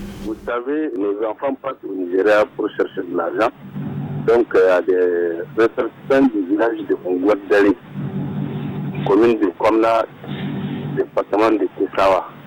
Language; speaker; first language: French; non-native, local second language; Hausa